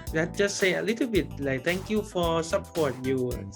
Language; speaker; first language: English; non-native, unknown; Thai